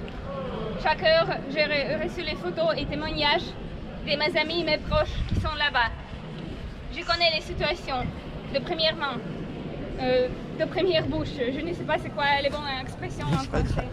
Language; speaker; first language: French; non-native, learner; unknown